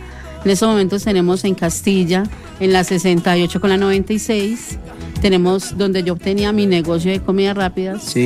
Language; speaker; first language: Spanish; native; Spanish